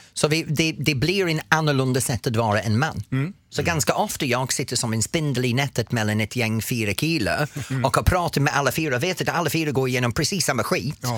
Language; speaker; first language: Swedish; non-native, fluent; English